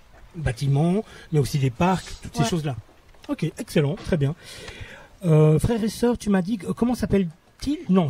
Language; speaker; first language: French; native; French